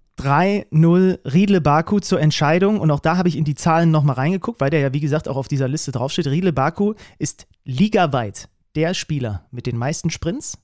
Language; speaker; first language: German; native; German